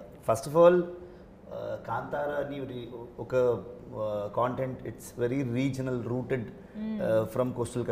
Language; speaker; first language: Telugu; non-native, learner; Kannada